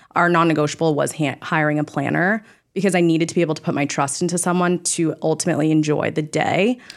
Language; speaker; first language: English; native; English